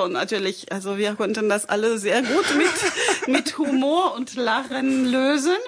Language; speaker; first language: German; non-native, fluent; French